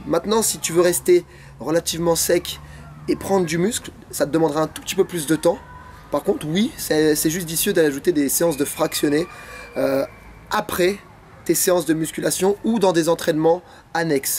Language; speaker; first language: French; native; French